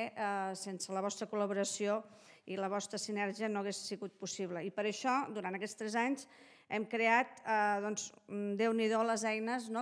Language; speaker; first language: Catalan; native; Catalan